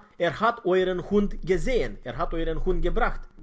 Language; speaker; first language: German; non-native, fluent; Romanian